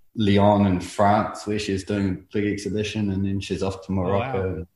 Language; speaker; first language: English; native; English